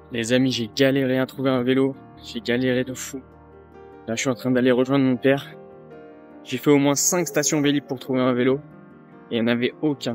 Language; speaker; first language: French; native; French